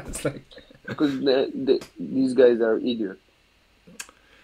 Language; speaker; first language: English; non-native, fluent; Turkish